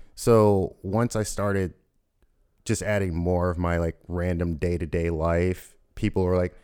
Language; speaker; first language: English; native; English